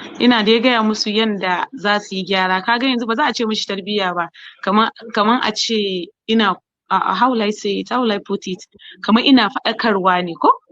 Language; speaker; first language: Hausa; non-native, local second language; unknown